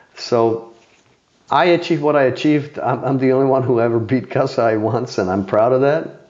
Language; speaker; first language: English; non-native, fluent; Czech